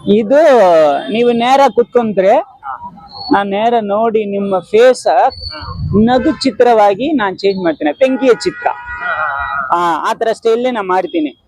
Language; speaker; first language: Kannada; non-native, local second language; Tamil